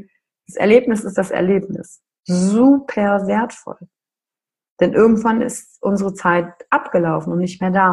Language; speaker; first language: German; native; German